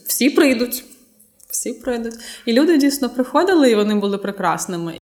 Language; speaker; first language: Ukrainian; native; Ukrainian